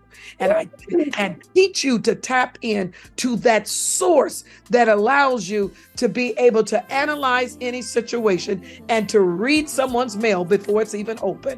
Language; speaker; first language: English; native; English